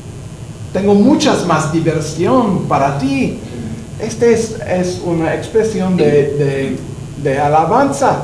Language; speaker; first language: Spanish; non-native, learner; English